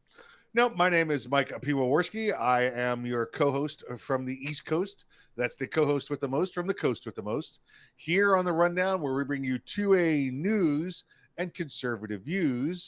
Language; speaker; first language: English; native; English